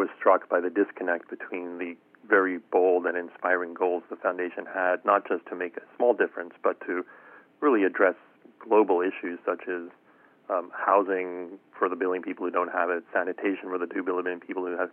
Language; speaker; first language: English; native; English